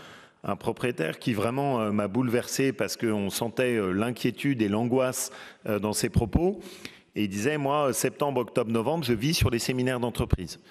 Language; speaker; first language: French; native; French